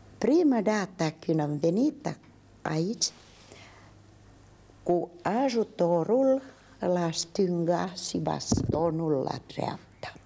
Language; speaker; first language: Romanian; non-native, learner; Finnish